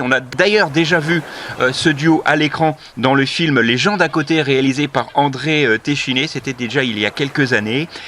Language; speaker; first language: French; native; French